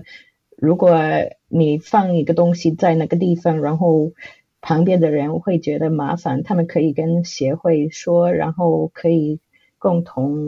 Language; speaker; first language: Chinese; non-native, fluent; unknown